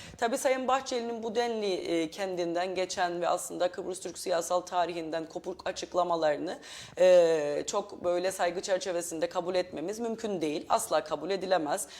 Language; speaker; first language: Turkish; native; Turkish